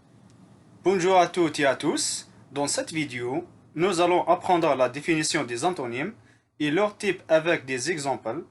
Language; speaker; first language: French; non-native, fluent; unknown